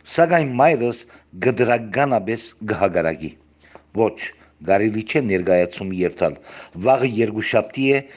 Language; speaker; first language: Armenian; native; Armenian